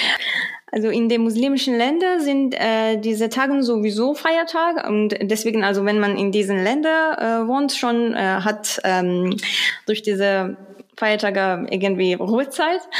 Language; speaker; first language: German; non-native, fluent; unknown